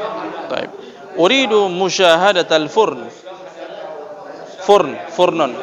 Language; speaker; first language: Arabic; non-native, fluent; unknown